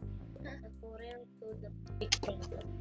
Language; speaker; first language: English; non-native, learner; Indonesian